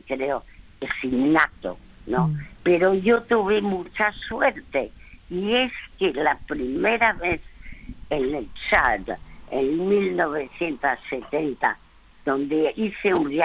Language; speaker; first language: Spanish; early bilingual, other home language; French